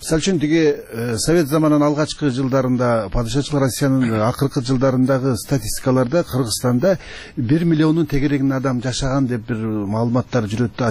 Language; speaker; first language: Kyrgyz; native; Kyrgyz